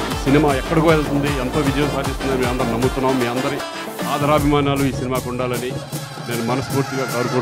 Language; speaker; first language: Telugu; native; Telugu